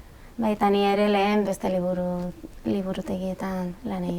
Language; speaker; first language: Basque; non-native, local second language; Spanish